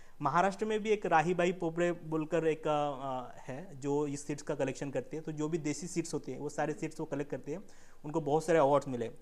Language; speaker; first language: Hindi; non-native, local second language; Marathi